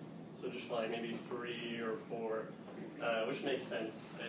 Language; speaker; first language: English; native; English